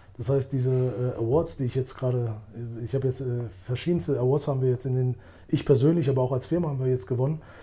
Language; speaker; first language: German; early bilingual, other home language; Albanian